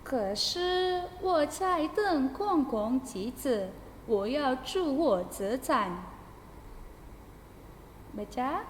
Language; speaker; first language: Chinese; non-native, fluent; Indonesian